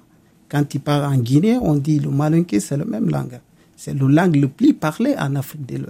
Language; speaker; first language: French; non-native, local second language; Mandingo